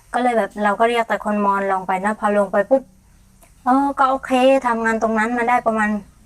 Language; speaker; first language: Thai; non-native, fluent; Mon